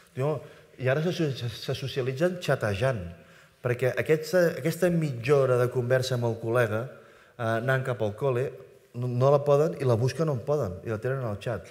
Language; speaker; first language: Catalan; native; Catalan